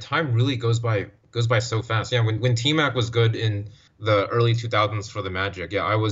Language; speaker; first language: English; native; English